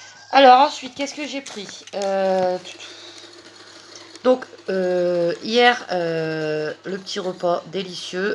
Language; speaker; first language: French; native; French